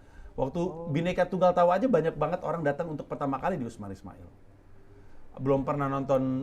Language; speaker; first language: Indonesian; native; Indonesian